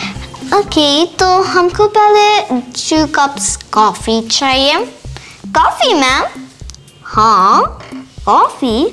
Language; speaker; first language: Hindi; native; Hindi